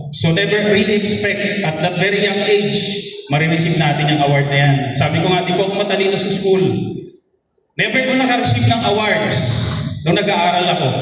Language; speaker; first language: Filipino; non-native, local second language; Bikol